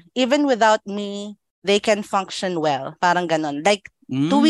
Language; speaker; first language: English; non-native, local second language; Filipino